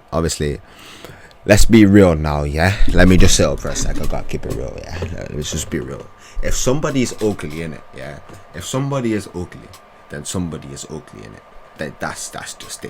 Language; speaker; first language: English; native; English